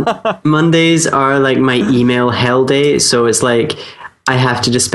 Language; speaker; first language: English; native; English